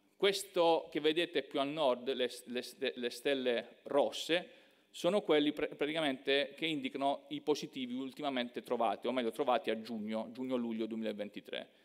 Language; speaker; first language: Italian; native; Italian